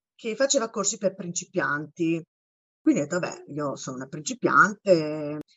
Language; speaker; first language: Italian; native; Italian